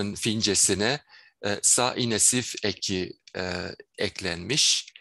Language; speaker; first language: Turkish; non-native, fluent; Dutch